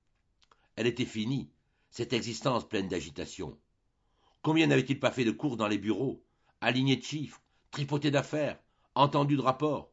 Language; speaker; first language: French; native; French